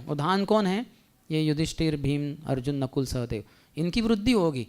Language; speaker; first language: Hindi; native; Hindi